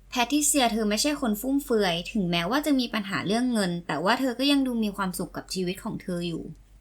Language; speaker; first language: Thai; native; Thai